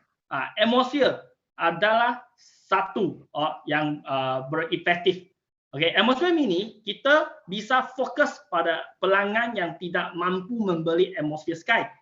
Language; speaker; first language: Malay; non-native, local second language; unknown